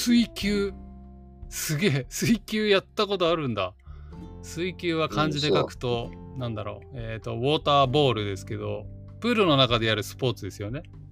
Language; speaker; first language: Japanese; native; Japanese